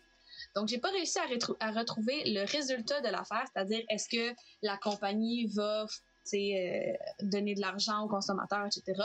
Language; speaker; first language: French; native; French